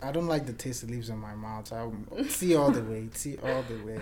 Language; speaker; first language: English; non-native, local second language; Igbo